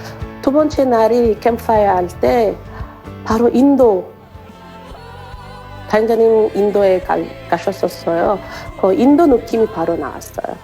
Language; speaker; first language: Korean; non-native, learner; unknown